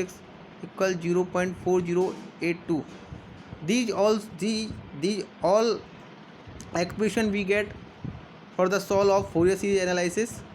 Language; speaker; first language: English; non-native, local second language; Hindi